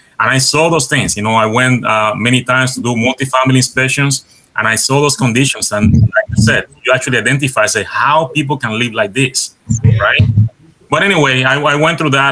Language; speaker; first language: English; non-native, fluent; Spanish